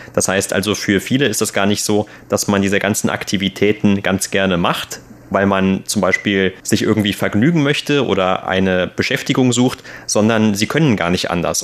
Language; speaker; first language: German; native; German